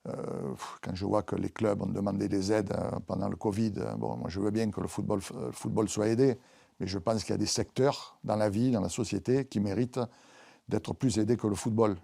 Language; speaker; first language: French; native; French